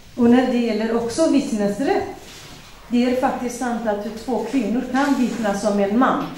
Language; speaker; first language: Swedish; non-native, fluent; Central Kurdish